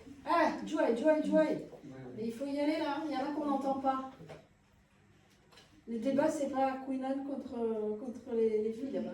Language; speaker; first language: French; native; French